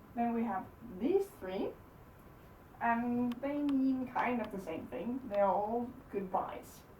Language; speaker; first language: English; non-native, fluent; Danish